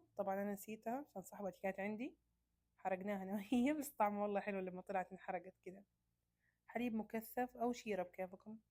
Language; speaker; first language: Arabic; native; Arabic